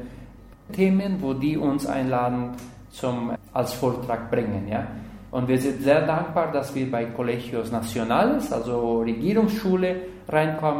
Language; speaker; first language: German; non-native, learner; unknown